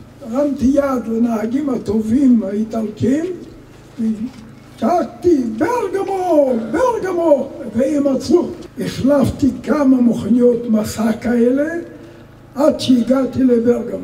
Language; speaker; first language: Hebrew; non-native, fluent; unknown